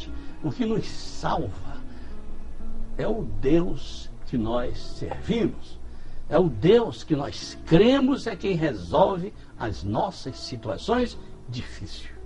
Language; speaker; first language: Portuguese; native; Portuguese